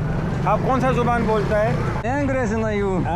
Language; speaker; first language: Hindi; non-native, learner; English